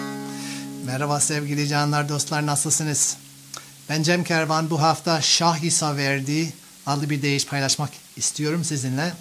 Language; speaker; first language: Turkish; non-native, fluent; English